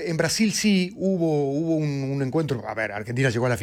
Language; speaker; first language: Spanish; native; Spanish